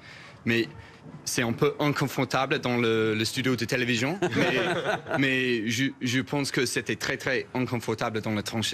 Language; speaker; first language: French; non-native, fluent; English